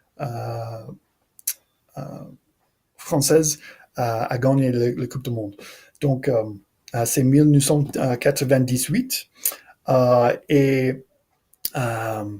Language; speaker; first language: French; non-native, learner; English